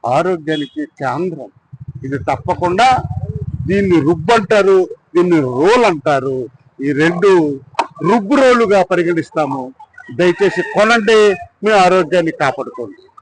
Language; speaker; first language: Telugu; native; Telugu